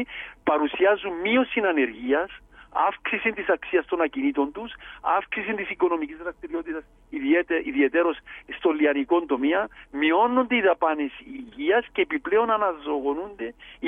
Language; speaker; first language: Greek; native; Greek